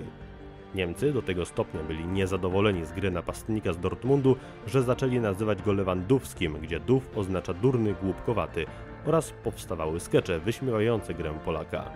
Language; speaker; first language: Polish; native; Polish